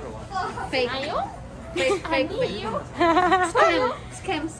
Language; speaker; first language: Korean; non-native, learner; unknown